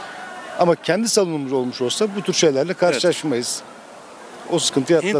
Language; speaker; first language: Turkish; native; Turkish